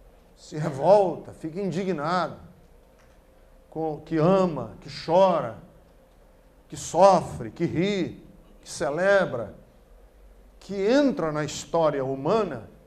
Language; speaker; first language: Portuguese; native; Portuguese